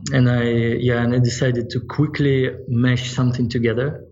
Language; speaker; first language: English; non-native, fluent; Ukrainian